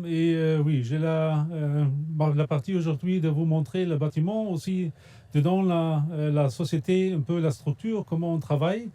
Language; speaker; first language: French; non-native, fluent; German